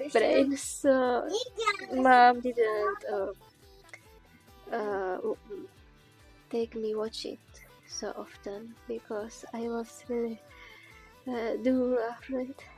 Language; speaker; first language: English; non-native, learner; Czech